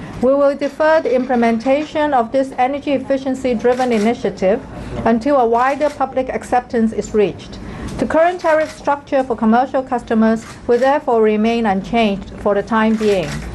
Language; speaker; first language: English; non-native, local second language; Cantonese